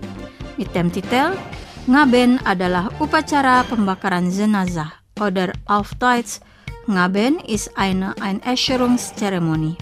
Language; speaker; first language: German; non-native, fluent; Indonesian